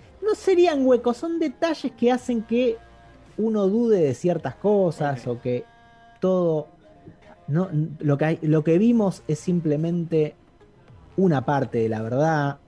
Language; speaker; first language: Spanish; native; Spanish